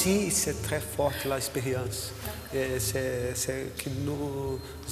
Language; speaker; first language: French; non-native, learner; Portuguese